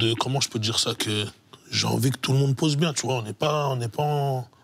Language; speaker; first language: French; native; French